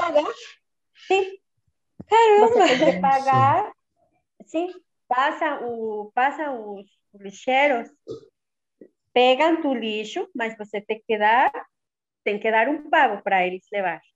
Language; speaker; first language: Portuguese; non-native, learner; Spanish